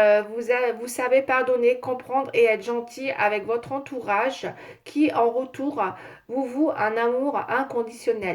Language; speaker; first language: French; native; French